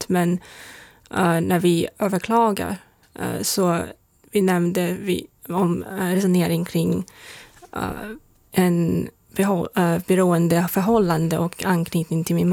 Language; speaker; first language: Swedish; non-native, fluent; Chinese